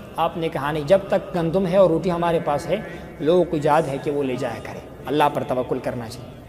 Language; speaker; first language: Urdu; non-native, local second language; Pashto